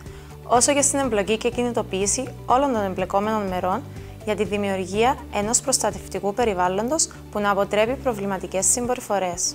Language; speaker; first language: Greek; native; Greek